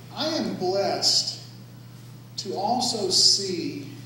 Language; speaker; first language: English; native; English